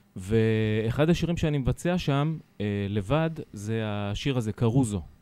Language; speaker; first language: Hebrew; early bilingual, other home language; Italian